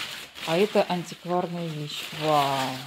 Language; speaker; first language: Russian; native; Russian